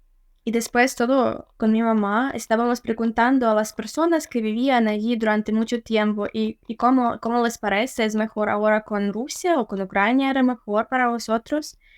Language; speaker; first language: Spanish; non-native, fluent; Ukrainian